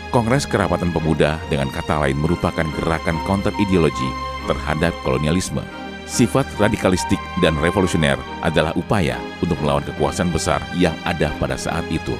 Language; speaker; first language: Indonesian; native; Indonesian